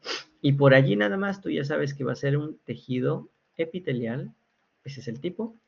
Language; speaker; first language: Spanish; native; Spanish